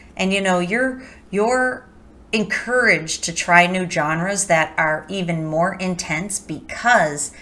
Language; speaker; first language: English; native; English